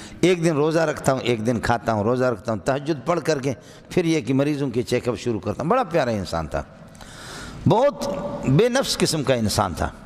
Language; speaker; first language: Urdu; non-native, local second language; Brahui